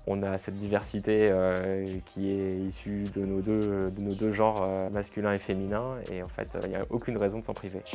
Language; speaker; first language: French; native; French